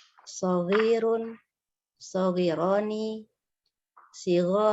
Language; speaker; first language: Arabic; non-native, learner; Indonesian